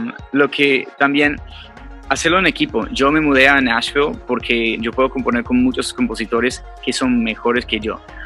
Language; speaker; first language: Spanish; non-native, fluent; English